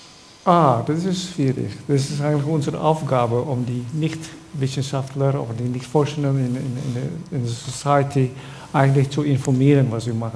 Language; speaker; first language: German; non-native, fluent; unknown